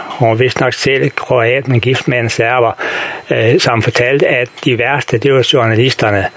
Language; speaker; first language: Danish; native; Danish